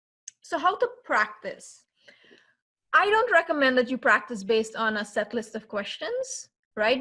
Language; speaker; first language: English; native; English